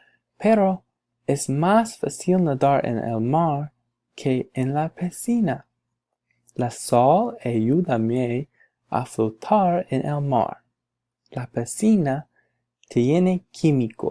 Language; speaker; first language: Spanish; non-native, learner; English